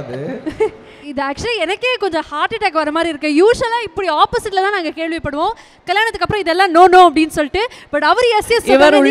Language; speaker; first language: Tamil; native; Tamil